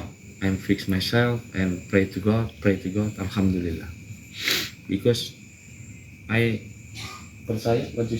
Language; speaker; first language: English; non-native, learner; Indonesian